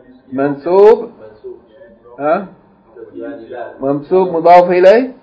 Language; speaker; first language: Arabic; non-native, fluent; English